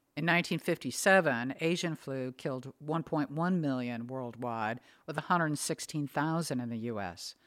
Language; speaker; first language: English; native; English